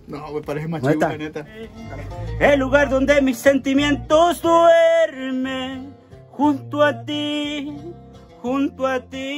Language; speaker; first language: Spanish; native; Spanish